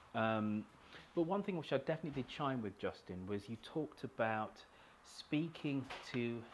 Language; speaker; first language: English; native; English